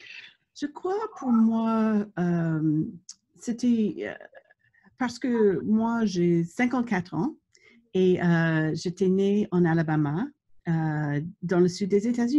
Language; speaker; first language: French; non-native, fluent; English